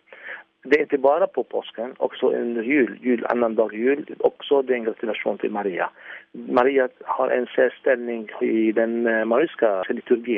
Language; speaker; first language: Swedish; non-native, fluent; Arabic